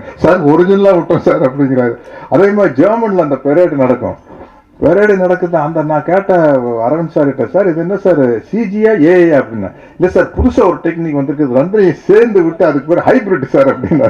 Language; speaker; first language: Tamil; native; Tamil